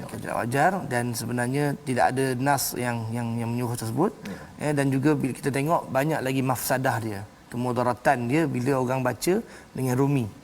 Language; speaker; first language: Malay; native; Malay